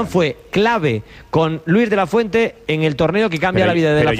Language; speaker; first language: Spanish; native; Spanish